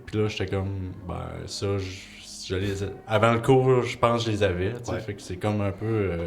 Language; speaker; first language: French; native; French